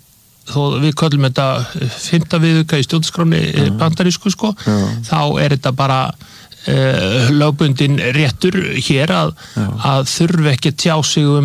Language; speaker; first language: Icelandic; native; Icelandic